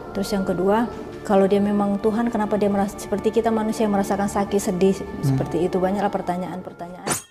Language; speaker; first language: Indonesian; native; Indonesian